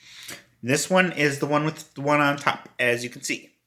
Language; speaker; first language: English; native; English